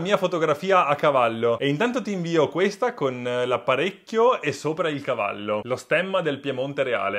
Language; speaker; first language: Italian; native; Italian